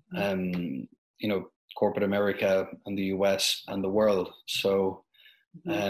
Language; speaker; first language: English; native; English